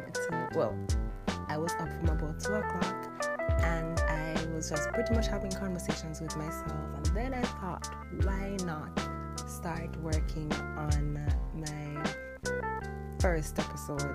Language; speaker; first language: English; non-native, local second language; Jamaican Creole English